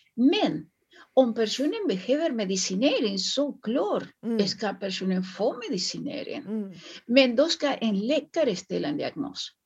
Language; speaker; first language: Swedish; non-native, fluent; Spanish